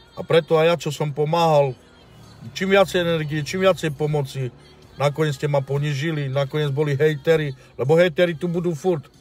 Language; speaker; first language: Slovak; non-native, local second language; Romany